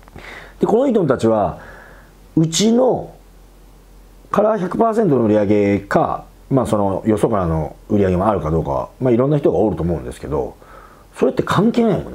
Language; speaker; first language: Japanese; native; Japanese